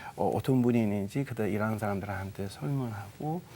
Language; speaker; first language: Korean; non-native, fluent; Persian